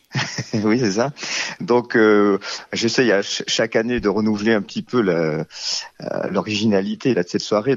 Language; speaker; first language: French; native; French